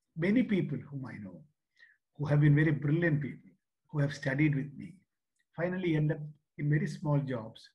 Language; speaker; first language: English; non-native, local second language; Malayalam